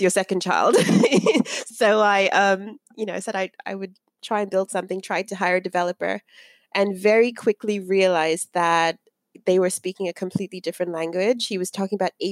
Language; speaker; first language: English; non-native, local second language; Yoruba